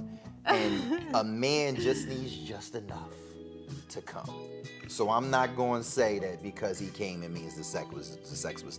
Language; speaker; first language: English; native; English